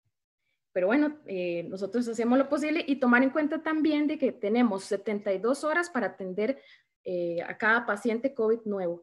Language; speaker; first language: Spanish; native; Spanish